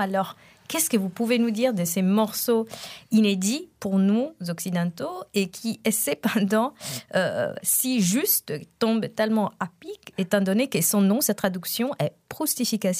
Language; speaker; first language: French; non-native, fluent; Italian